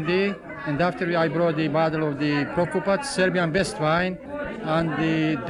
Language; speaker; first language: English; non-native, learner; Serbian